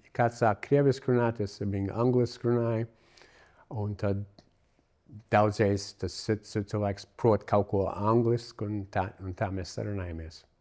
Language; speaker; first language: Latvian; early bilingual, heritage; Latvian